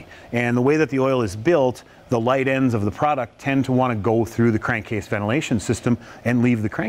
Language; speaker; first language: English; native; English